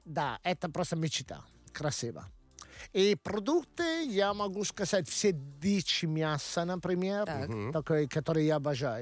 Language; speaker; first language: Russian; non-native, learner; Italian